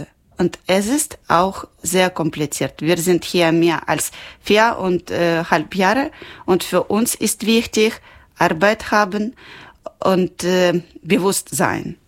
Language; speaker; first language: German; non-native, local second language; Ukrainian